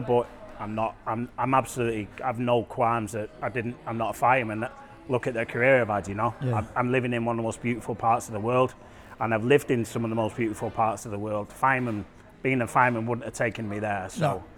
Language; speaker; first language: English; native; English